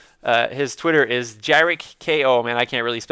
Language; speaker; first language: English; native; English